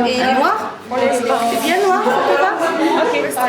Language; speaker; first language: French; native; French